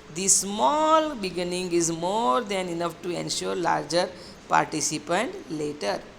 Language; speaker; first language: English; non-native, local second language; Gujarati